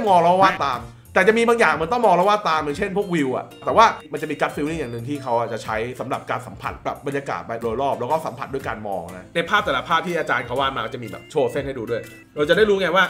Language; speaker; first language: Thai; native; Thai